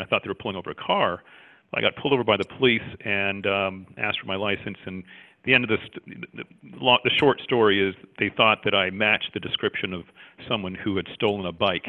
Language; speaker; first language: English; native; English